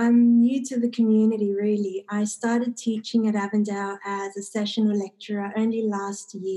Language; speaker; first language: English; native; English